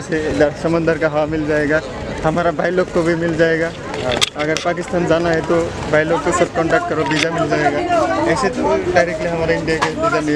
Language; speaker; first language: Hindi; non-native, local second language; Assamese